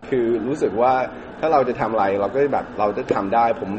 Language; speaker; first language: Thai; early bilingual, other home language; English